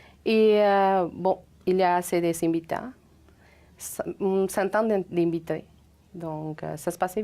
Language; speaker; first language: French; non-native, fluent; Spanish